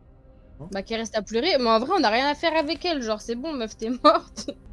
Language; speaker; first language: French; native; French